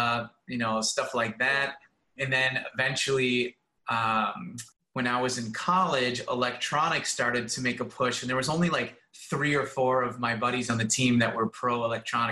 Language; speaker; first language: English; native; English